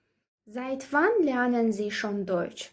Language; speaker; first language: German; non-native, learner; Azerbaijani